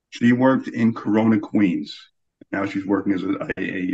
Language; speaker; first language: English; native; English